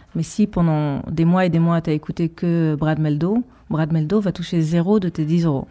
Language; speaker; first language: French; early bilingual, heritage; Hebrew